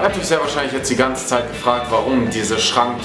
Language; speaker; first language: German; native; German